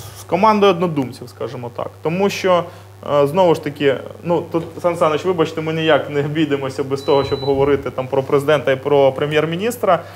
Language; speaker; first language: Ukrainian; non-native, local second language; Russian